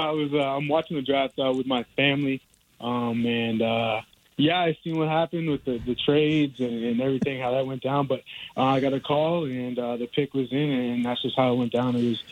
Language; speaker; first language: English; native; English